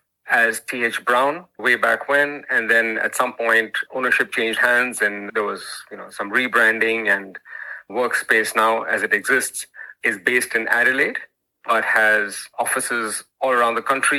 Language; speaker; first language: English; non-native, local second language; Hindi